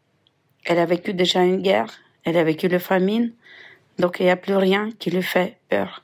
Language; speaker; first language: French; non-native, fluent; Ukrainian